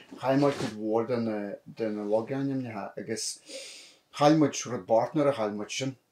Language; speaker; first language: Irish; native; Irish